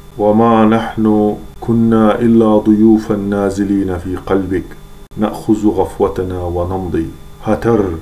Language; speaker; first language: Arabic; non-native, local second language; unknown